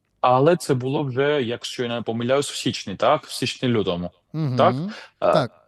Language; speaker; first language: Ukrainian; non-native, fluent; Georgian